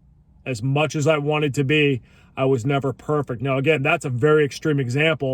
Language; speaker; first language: English; native; English